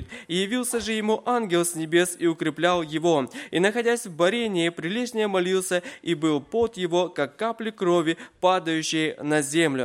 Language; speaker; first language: Russian; native; Russian